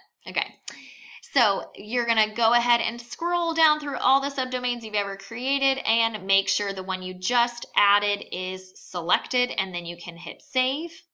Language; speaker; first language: English; native; English